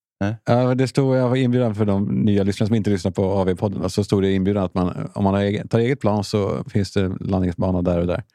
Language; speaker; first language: Swedish; native; Swedish